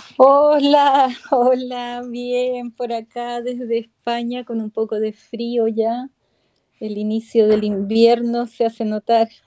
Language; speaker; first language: Spanish; native; Spanish